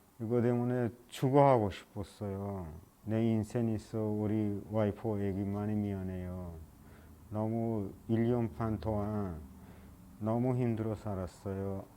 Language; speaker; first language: Korean; non-native, learner; Persian